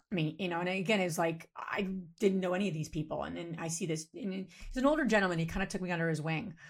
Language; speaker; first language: English; native; English